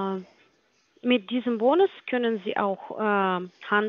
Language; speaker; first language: German; non-native, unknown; Polish